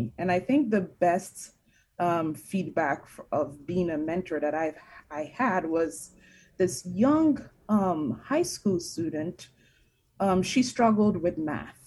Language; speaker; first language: English; non-native, local second language; Igbo